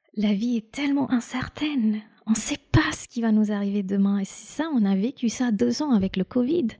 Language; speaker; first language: French; non-native, fluent; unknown